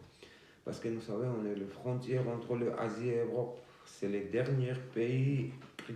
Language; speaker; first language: French; non-native, fluent; Georgian